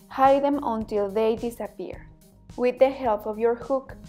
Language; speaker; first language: English; non-native, fluent; Spanish